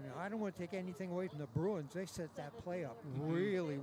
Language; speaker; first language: English; native; English